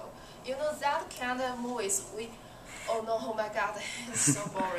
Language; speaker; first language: English; non-native, learner; Chinese